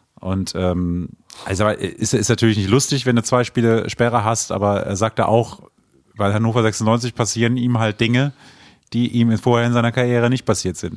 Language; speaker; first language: German; native; German